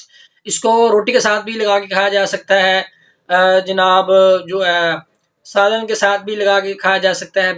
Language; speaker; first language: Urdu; non-native, local second language; Punjabi